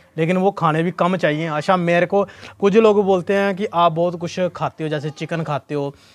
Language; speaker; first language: Hindi; non-native, local second language; Punjabi